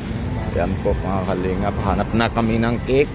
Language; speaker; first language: Filipino; non-native, local second language; Bikol